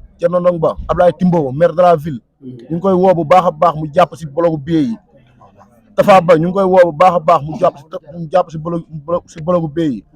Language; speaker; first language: Wolof; non-native, local second language; Fula